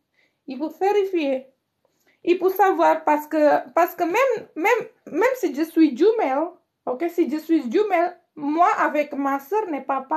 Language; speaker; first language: French; non-native, learner; Indonesian